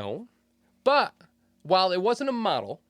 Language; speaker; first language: English; native; English